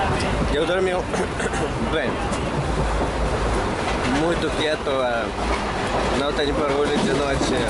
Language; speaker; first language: Portuguese; non-native, learner; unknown